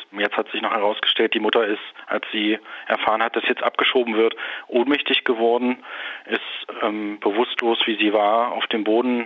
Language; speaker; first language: German; native; German